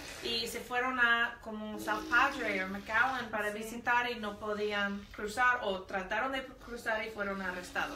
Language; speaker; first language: Spanish; non-native, fluent; English